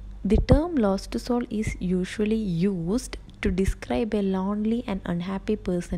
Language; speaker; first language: English; non-native, local second language; Malayalam